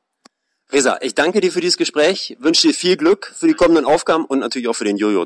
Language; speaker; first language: German; native; German